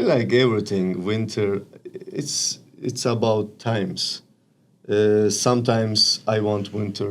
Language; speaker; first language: English; non-native, learner; Turkish